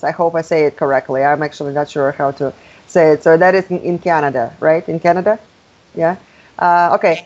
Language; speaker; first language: English; non-native, fluent; Russian